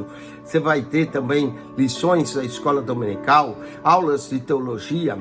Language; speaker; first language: Portuguese; native; Portuguese